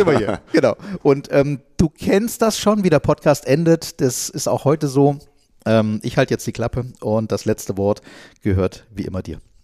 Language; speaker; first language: German; native; German